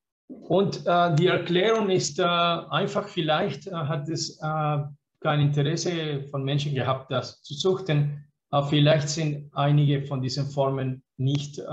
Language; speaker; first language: German; non-native, fluent; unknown